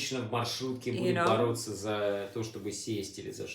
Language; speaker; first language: Russian; native; Russian